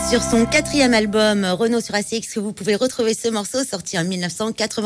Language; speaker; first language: French; native; French